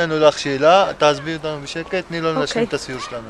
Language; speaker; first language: Hebrew; native; Hebrew